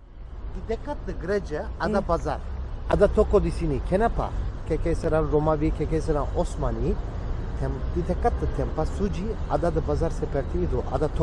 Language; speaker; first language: Indonesian; non-native, learner; Turkish